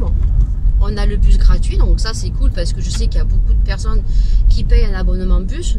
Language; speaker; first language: French; native; French